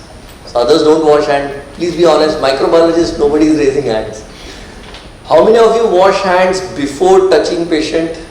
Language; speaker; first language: English; non-native, local second language; Marathi